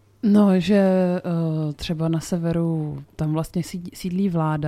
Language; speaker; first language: Czech; native; Czech